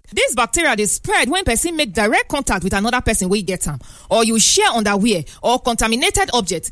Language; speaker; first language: Nigerian Pidgin; native; Nigerian Pidgin